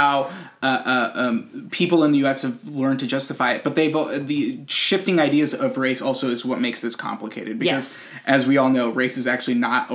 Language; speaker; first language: English; native; English